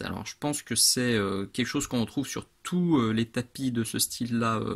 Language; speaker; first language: French; native; French